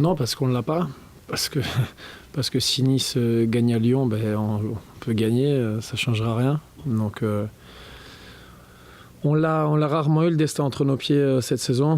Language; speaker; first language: French; native; French